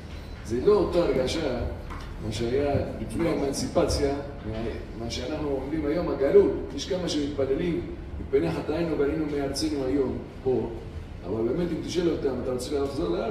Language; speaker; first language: Hebrew; non-native, fluent; Spanish